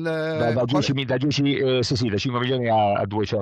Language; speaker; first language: Italian; native; Italian